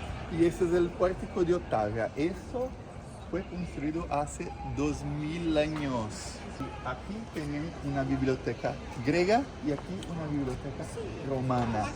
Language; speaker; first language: Spanish; non-native, fluent; Portuguese